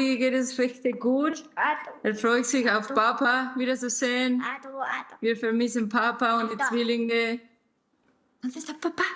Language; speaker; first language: German; non-native, learner; Spanish